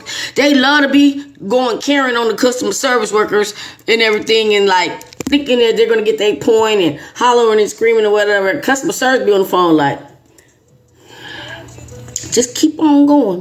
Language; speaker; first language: English; native; English